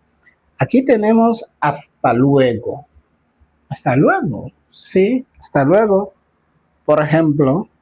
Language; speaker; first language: Spanish; non-native, fluent; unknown